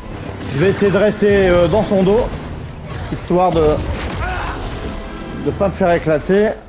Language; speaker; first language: French; native; French